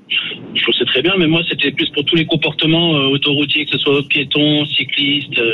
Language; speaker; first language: French; native; French